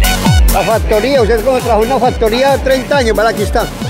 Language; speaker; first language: Spanish; native; Spanish